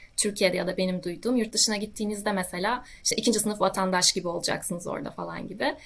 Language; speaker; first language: Turkish; native; Turkish